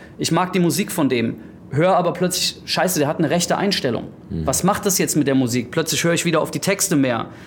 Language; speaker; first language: German; early bilingual, heritage; German